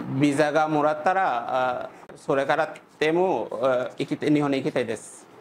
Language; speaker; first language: Japanese; non-native, learner; Bangla